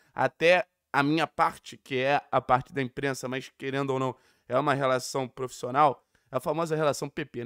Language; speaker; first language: Portuguese; native; Portuguese